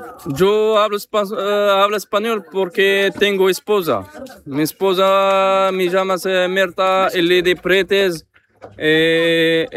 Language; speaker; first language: Spanish; non-native, learner; Arabic